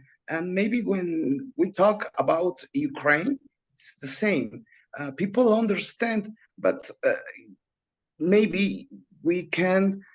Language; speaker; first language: English; non-native, learner; Spanish